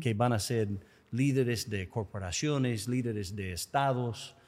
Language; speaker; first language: Spanish; non-native, fluent; English